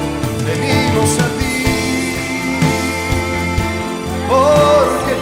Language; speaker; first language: Spanish; native; Spanish